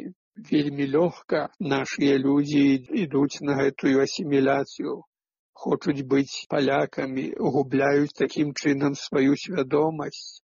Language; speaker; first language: Belarusian; native; Belarusian